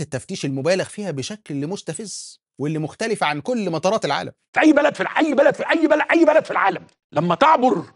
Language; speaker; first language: Arabic; native; Arabic